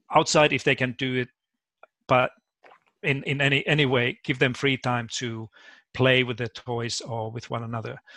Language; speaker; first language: English; non-native, fluent; Finnish